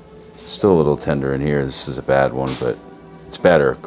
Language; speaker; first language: English; native; English